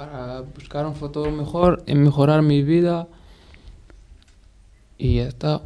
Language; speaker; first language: Spanish; non-native, learner; Arabic